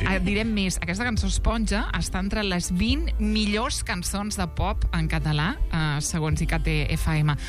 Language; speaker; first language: Catalan; native; Catalan